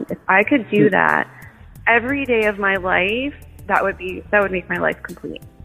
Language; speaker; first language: English; native; English